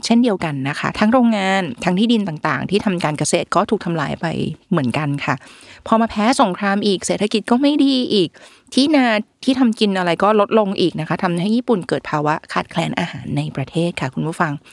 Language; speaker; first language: Thai; native; Thai